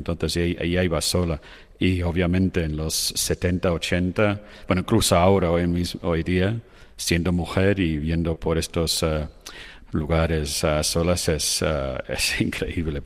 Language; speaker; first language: Spanish; non-native, fluent; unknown